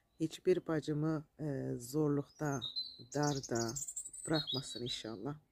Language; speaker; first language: Turkish; native; Turkish